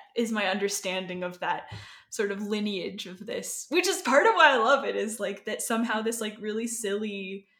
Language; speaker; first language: English; native; English